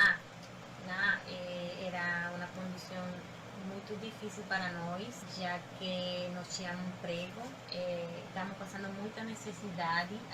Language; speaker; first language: Portuguese; non-native, learner; Spanish